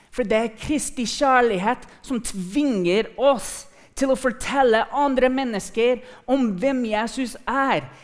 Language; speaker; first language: Norwegian; non-native, fluent; English